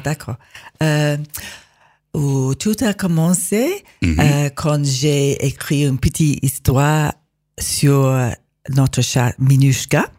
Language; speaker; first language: French; non-native, learner; English